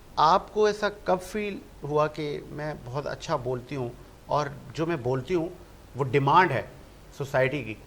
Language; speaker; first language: Urdu; native; Urdu